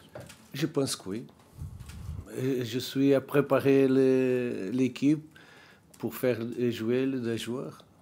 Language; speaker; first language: French; non-native, learner; Portuguese